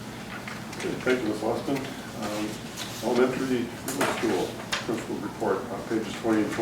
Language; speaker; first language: English; native; English